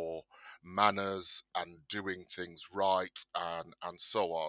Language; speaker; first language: English; native; English